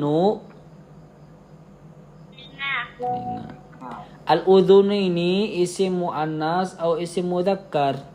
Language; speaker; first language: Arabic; non-native, fluent; Indonesian